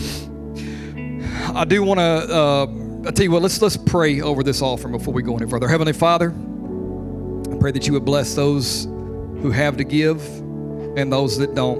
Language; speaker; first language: English; native; English